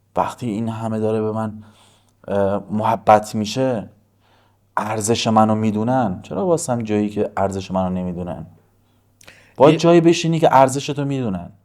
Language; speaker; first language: Persian; native; Persian